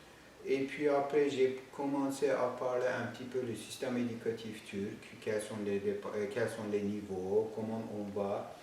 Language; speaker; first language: French; non-native, fluent; Turkish